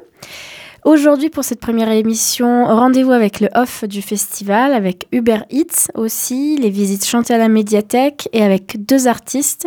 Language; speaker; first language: French; native; French